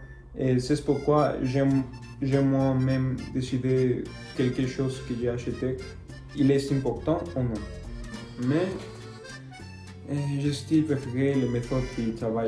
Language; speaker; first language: French; non-native, learner; Spanish